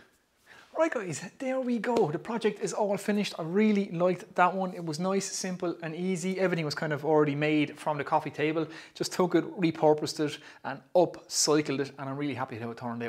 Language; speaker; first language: English; native; English